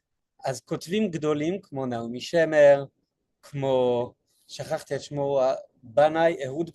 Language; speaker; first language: Hebrew; non-native, fluent; French